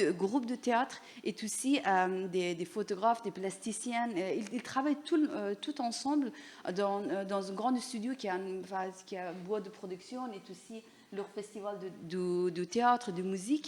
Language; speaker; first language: French; non-native, learner; Persian